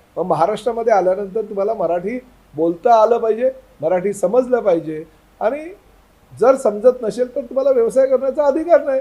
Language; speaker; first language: Marathi; native; Marathi